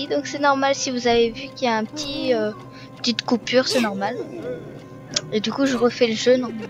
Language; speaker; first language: French; native; French